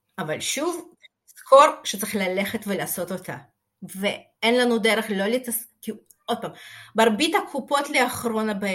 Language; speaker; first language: Hebrew; non-native, fluent; Russian